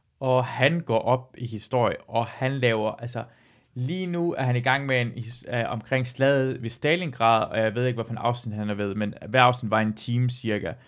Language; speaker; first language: Danish; early bilingual, other home language; Persian